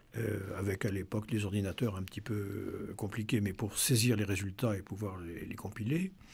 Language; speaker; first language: French; native; French